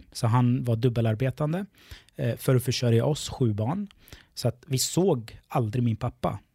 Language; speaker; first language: Swedish; early bilingual, other home language; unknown